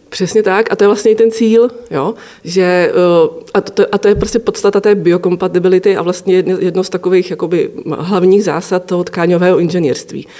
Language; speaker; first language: Czech; native; Czech